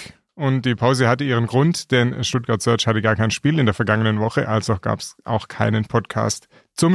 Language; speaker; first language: German; native; German